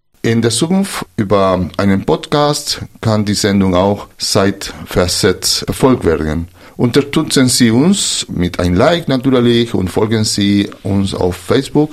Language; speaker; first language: German; non-native, fluent; Spanish